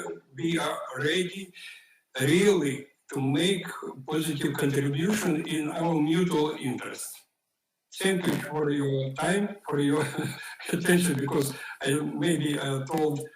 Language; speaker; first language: English; non-native, fluent; Ukrainian